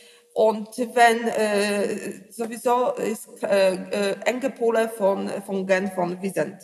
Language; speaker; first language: German; non-native, learner; Polish